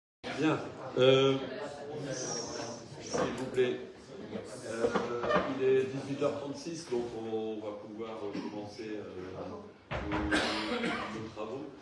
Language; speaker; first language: French; native; French